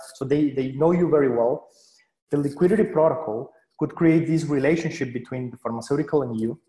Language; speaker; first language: English; non-native, fluent; Spanish